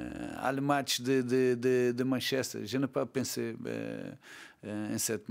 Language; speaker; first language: French; non-native, learner; Portuguese